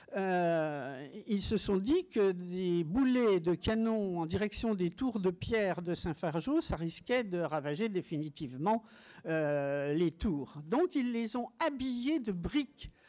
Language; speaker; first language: French; native; French